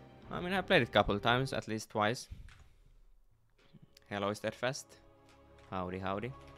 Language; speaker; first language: English; non-native, fluent; Finnish